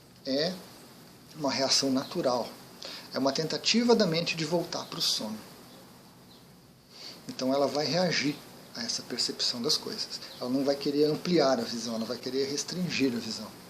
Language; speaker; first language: Portuguese; native; Portuguese